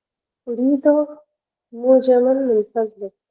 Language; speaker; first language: Arabic; non-native, learner; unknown